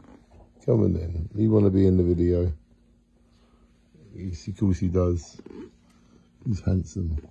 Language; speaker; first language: English; native; English